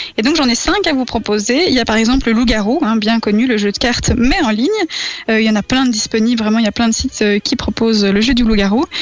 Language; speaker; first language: French; native; French